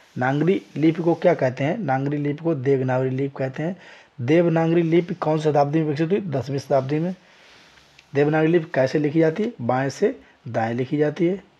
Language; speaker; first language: Hindi; native; Hindi